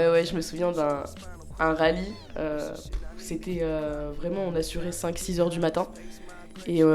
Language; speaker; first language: French; native; French